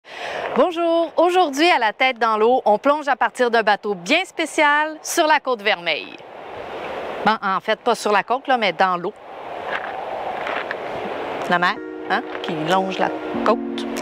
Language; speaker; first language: French; native; French